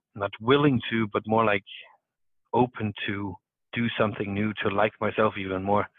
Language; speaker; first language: English; non-native, fluent; Danish